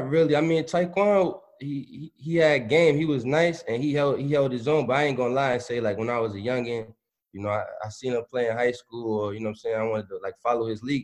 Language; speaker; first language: English; native; English